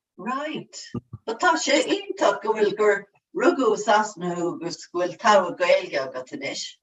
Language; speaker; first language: Irish; non-native, local second language; English